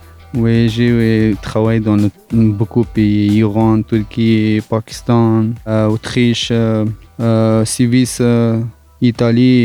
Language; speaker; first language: French; non-native, learner; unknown